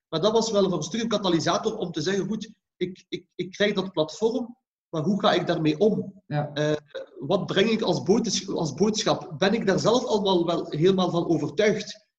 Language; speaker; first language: Dutch; early bilingual, other home language; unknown